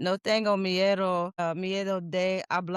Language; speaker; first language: Spanish; non-native, learner; English